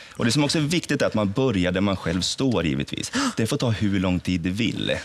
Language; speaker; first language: Swedish; native; Swedish